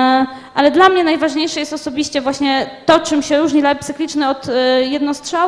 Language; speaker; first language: Polish; native; Polish